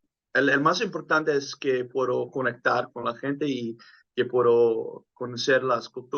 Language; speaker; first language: Spanish; non-native, fluent; Dutch